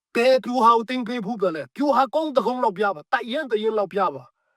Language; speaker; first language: Burmese; non-native, local second language; Hakha Chin